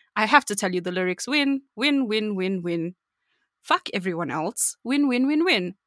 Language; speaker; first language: English; native; English